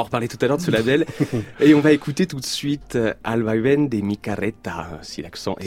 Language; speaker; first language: French; native; French